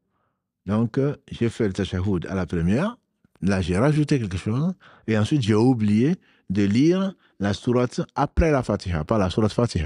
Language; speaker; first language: French; native; French